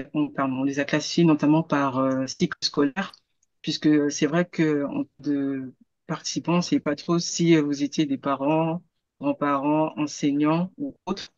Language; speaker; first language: French; native; French